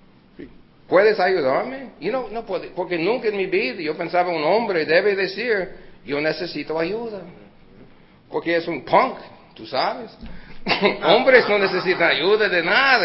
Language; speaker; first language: Spanish; early bilingual, heritage; Spanish